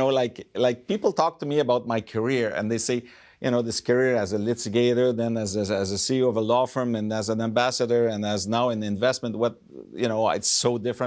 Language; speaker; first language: English; non-native, fluent; French